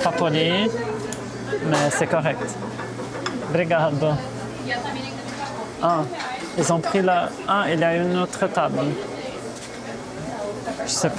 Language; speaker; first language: French; early bilingual, heritage; Portuguese